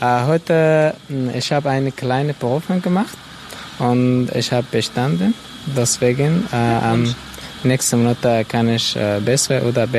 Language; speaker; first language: German; non-native, learner; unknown